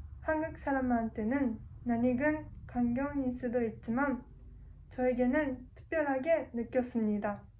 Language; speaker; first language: Korean; non-native, learner; Japanese